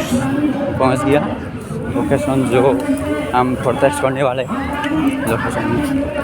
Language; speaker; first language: Hindi; non-native, local second language; Chakma